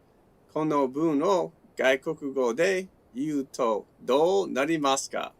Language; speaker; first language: Japanese; non-native, learner; English